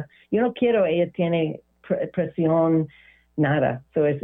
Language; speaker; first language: Spanish; non-native, learner; English